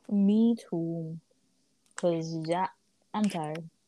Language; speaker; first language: English; early bilingual, other home language; Spanish